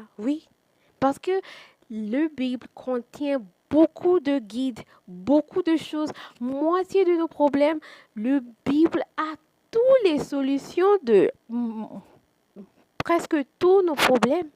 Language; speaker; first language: French; non-native, fluent; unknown